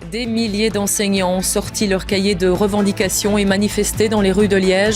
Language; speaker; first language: French; native; French